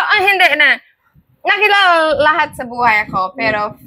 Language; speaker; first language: Filipino; non-native, learner; English